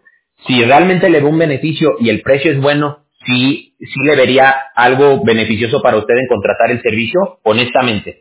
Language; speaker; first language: Spanish; native; Spanish